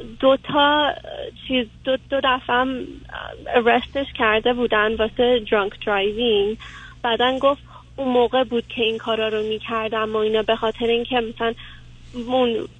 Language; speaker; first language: Persian; early bilingual, heritage; Persian